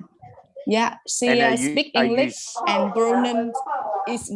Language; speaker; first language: English; non-native, learner; Vietnamese